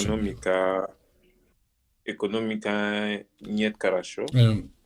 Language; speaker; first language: Russian; non-native, learner; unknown